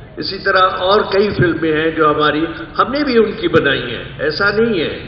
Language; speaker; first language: Urdu; non-native, local second language; Sindhi